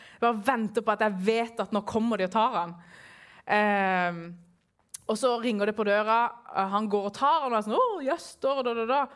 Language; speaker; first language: Norwegian; early bilingual, other home language; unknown